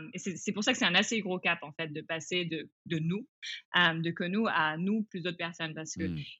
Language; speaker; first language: French; early bilingual, other home language; English